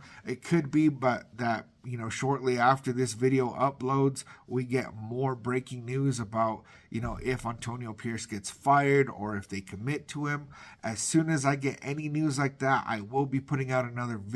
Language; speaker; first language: English; native; English